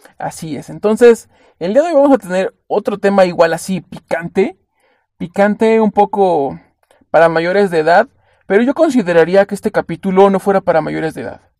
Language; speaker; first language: Spanish; native; Spanish